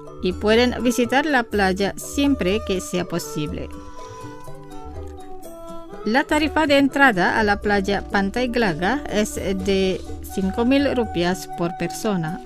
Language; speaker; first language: Spanish; non-native, fluent; Indonesian